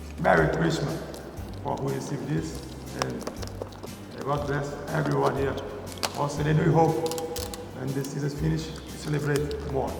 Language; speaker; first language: English; non-native, learner; Portuguese